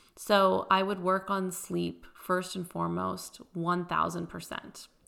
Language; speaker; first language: English; early bilingual, other home language; Persian